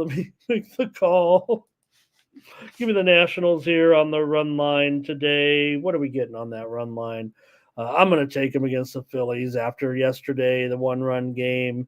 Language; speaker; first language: English; native; English